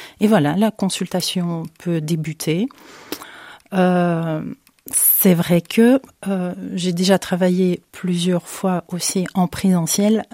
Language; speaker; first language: French; non-native, fluent; Ukrainian